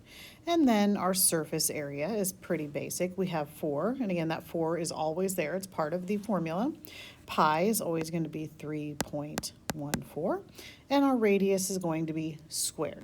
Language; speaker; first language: English; native; English